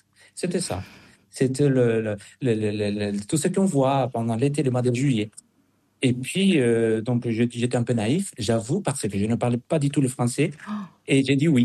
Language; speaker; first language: French; non-native, fluent; Spanish